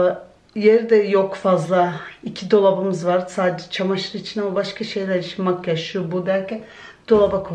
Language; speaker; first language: Turkish; early bilingual, other home language; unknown